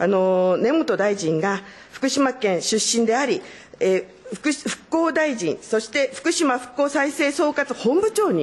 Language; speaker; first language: Japanese; native; Japanese